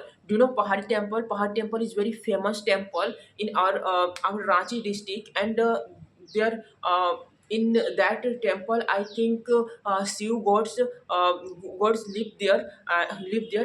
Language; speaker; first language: English; non-native, learner; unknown